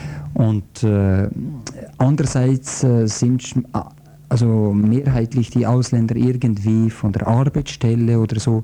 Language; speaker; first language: German; non-native, fluent; Croatian